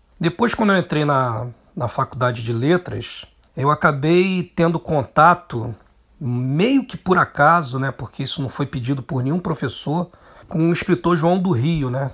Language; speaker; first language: Portuguese; native; Portuguese